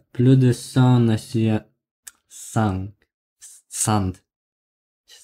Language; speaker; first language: French; non-native, learner; Russian